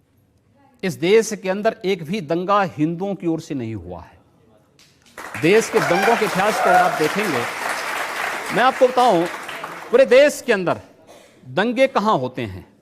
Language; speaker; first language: Hindi; native; Hindi